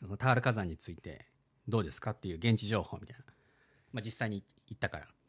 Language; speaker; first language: Japanese; early bilingual, heritage; Japanese